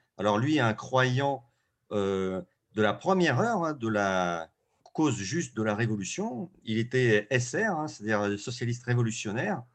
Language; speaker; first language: French; early bilingual, other home language; Russian